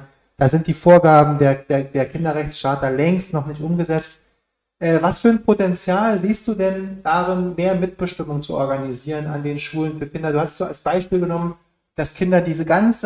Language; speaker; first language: German; native; German